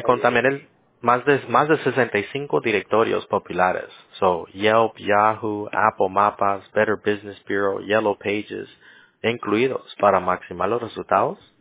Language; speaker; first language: Spanish; early bilingual, heritage; English